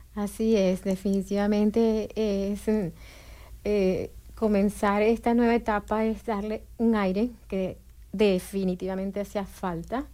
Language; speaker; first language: Spanish; native; Spanish